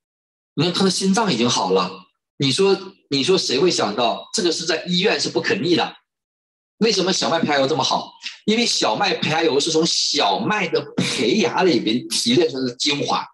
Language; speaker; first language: Chinese; native; Chinese